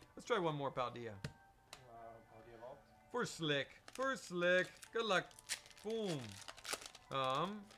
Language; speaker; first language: English; native; English